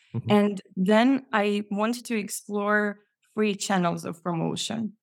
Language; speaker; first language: English; non-native, fluent; Croatian